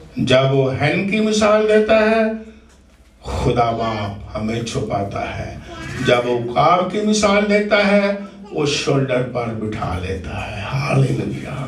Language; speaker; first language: Urdu; non-native, local second language; Punjabi